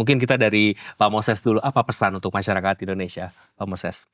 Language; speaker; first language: Indonesian; native; Indonesian